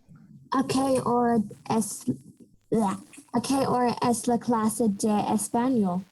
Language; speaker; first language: Spanish; non-native, learner; English